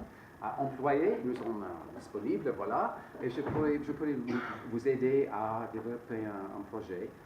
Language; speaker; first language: French; non-native, fluent; English